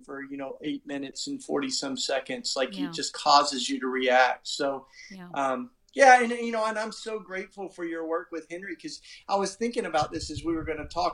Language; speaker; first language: English; native; English